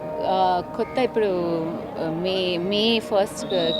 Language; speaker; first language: Telugu; non-native, fluent; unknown